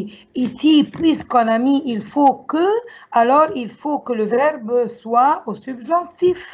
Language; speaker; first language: French; non-native, learner; Arabic